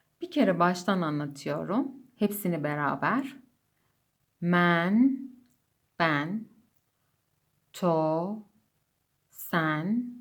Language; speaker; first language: Turkish; non-native, fluent; Persian